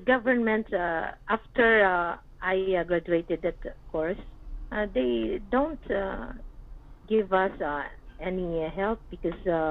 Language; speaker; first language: English; non-native, local second language; Hiligaynon